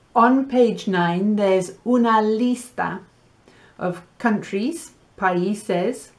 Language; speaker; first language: English; native; English